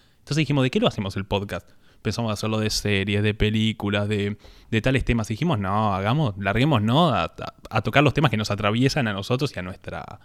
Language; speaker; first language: Spanish; native; Spanish